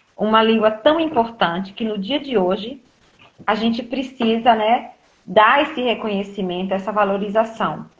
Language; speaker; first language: Portuguese; native; Portuguese